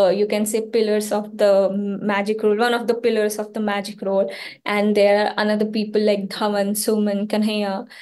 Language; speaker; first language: English; non-native, local second language; Hindi